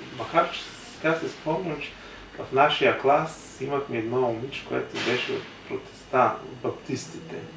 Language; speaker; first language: Bulgarian; early bilingual, heritage; Bulgarian